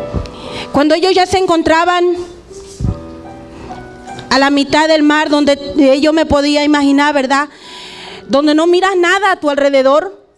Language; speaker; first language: Spanish; native; Spanish